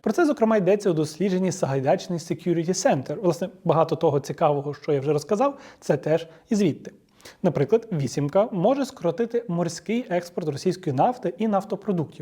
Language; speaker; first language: Ukrainian; native; Ukrainian